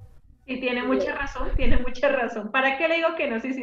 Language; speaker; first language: Spanish; native; Spanish